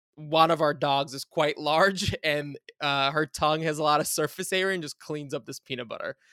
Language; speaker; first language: English; early bilingual, other home language; Bulgarian